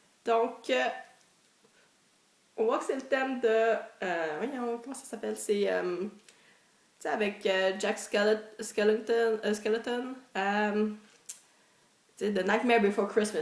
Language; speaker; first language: French; native; French